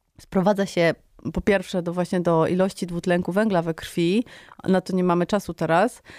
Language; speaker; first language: Polish; native; Polish